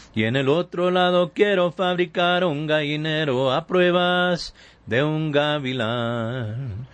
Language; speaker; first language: Spanish; early bilingual, heritage; Spanish